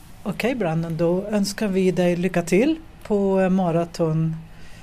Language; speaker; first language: Swedish; native; Swedish